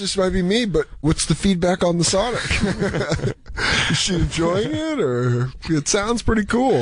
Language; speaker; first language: English; native; English